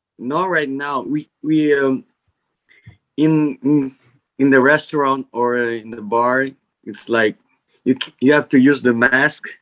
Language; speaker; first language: English; non-native, learner; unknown